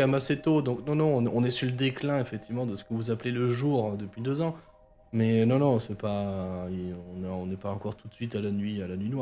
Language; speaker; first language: French; native; French